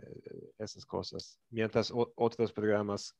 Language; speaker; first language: Spanish; non-native, fluent; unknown